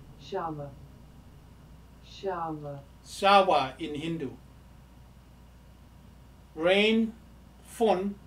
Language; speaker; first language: English; non-native, fluent; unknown